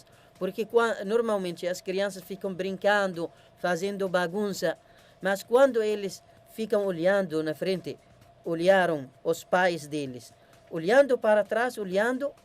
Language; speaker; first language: Portuguese; non-native, learner; Arabic